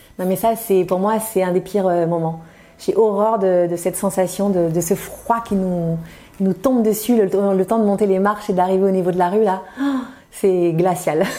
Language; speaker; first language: French; native; French